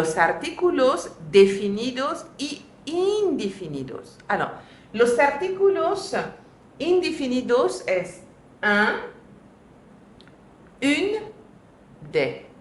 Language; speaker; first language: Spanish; non-native, fluent; French